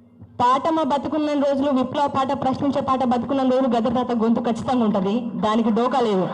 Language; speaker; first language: Telugu; native; Telugu